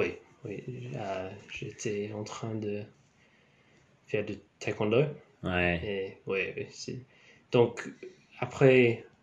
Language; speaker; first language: French; non-native, learner; English